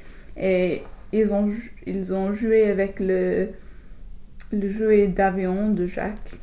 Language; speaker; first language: French; non-native, learner; English